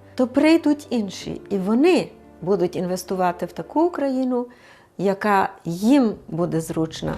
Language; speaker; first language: Ukrainian; early bilingual, heritage; Ukrainian